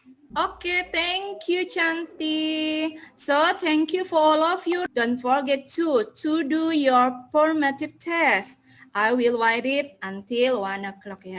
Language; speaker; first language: English; non-native, learner; Indonesian